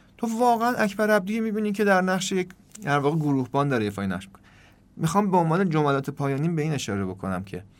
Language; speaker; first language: Persian; native; Persian